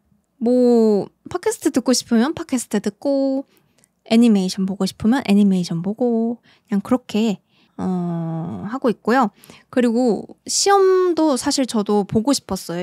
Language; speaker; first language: Korean; native; Korean